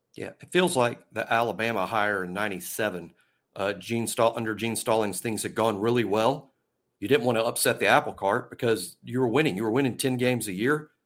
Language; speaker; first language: English; native; English